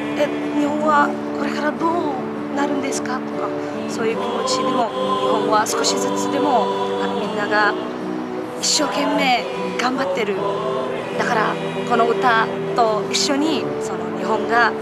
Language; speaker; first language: Japanese; non-native, fluent; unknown